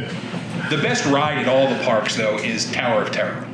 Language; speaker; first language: English; native; English